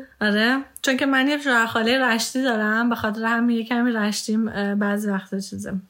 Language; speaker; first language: Persian; early bilingual, heritage; Persian